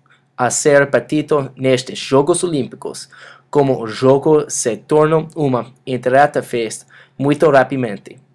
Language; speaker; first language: Portuguese; non-native, learner; English